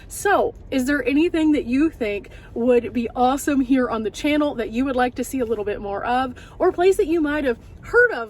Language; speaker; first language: English; native; English